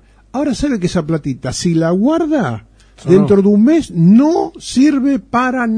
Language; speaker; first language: Spanish; native; Spanish